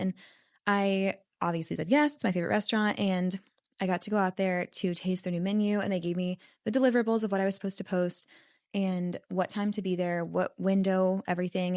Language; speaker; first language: English; native; English